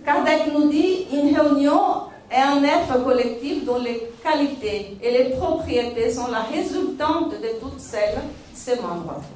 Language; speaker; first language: French; non-native, fluent; Portuguese